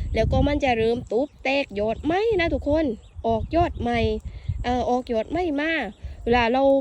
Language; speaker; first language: Thai; non-native, local second language; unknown